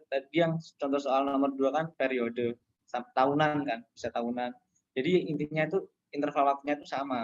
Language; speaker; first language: Indonesian; native; Indonesian